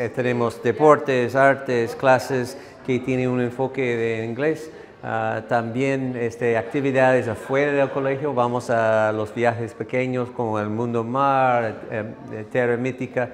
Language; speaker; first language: Spanish; non-native, learner; English